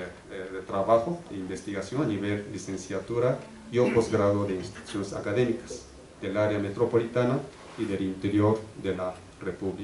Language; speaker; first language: Spanish; native; Spanish